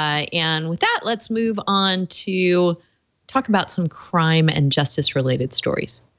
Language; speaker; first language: English; native; English